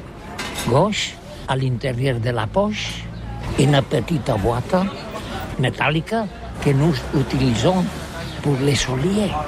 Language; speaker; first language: French; non-native, learner; Catalan